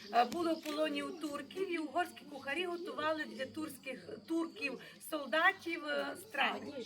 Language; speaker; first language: Ukrainian; native; Ukrainian